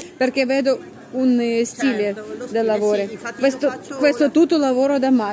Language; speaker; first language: Italian; non-native, learner; Russian